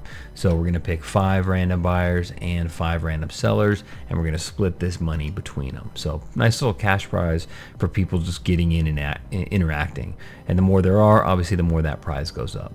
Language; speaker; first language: English; native; English